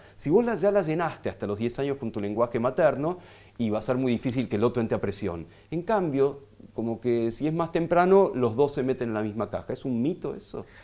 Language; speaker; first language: Spanish; native; Spanish